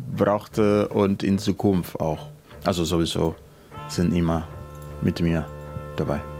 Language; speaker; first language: German; non-native, learner; Spanish